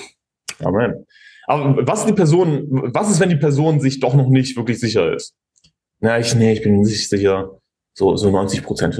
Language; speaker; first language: German; native; German